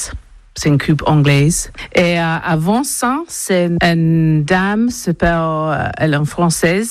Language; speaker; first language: French; non-native, learner; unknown